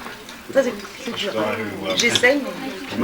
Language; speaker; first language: French; non-native, learner; English